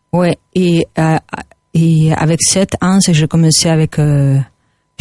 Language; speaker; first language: French; non-native, learner; Spanish